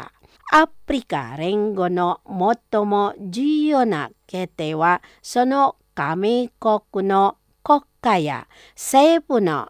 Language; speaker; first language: Japanese; non-native, fluent; Indonesian